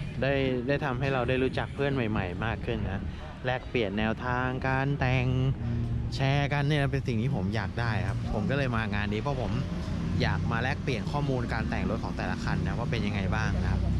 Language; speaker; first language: Thai; native; Thai